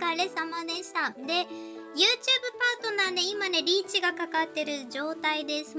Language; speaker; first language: Japanese; native; Japanese